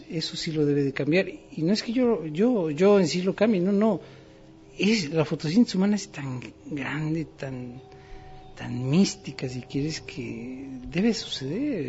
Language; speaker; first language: Spanish; native; Spanish